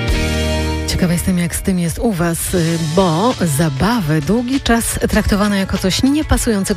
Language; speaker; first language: Polish; native; Polish